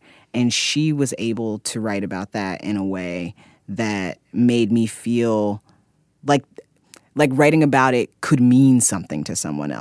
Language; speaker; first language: English; native; English